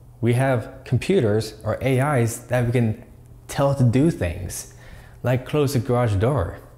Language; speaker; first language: English; native; English